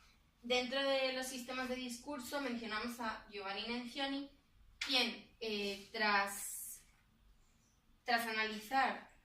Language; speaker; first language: Spanish; native; Spanish